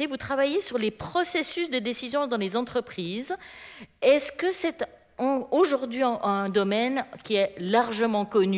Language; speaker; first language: French; native; French